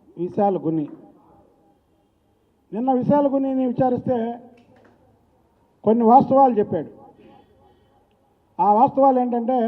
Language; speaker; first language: Telugu; native; Telugu